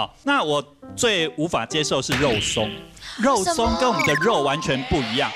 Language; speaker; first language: Chinese; native; Chinese